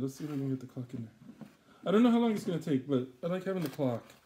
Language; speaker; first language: English; native; English